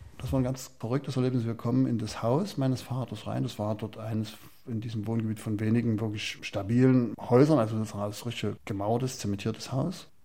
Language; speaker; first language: German; native; German